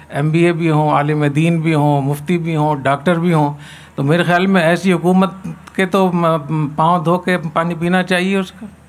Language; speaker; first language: Urdu; native; Urdu